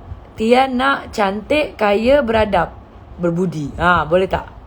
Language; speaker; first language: Malay; native; Malay